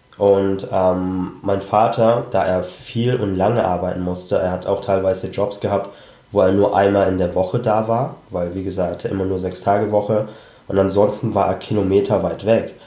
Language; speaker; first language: German; early bilingual, other home language; Cantonese